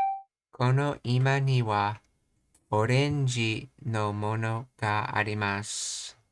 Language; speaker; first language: Japanese; non-native, learner; English